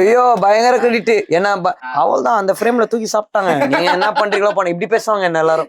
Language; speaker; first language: Tamil; native; Tamil